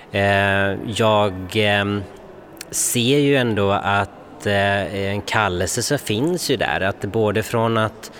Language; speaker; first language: Swedish; early bilingual, other home language; Bangla